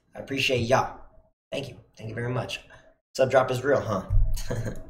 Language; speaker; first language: English; native; English